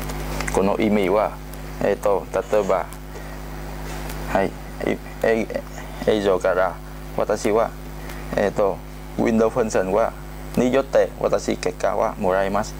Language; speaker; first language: Japanese; non-native, learner; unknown